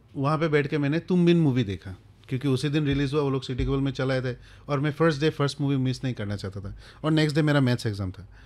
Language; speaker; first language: Hindi; non-native, local second language; Bangla